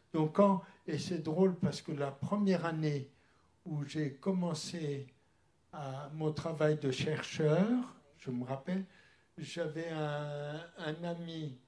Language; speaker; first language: French; early bilingual, other home language; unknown